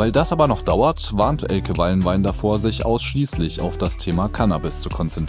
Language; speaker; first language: German; native; German